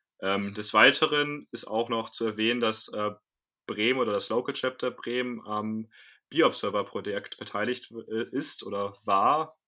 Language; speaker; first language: German; native; German